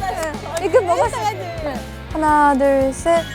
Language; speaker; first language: Korean; non-native, fluent; Japanese